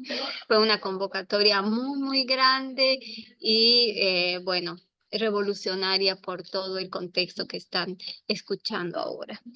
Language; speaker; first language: Spanish; native; Spanish